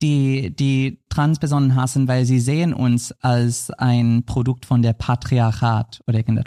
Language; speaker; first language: German; non-native, fluent; English